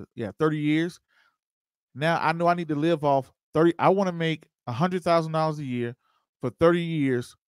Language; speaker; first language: English; native; English